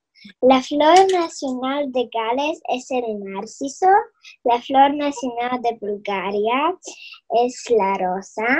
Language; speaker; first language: Spanish; non-native, learner; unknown